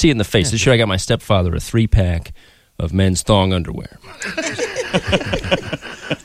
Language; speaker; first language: English; native; English